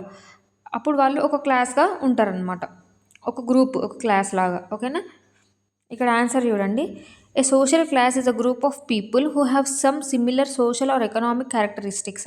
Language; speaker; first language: Telugu; native; Telugu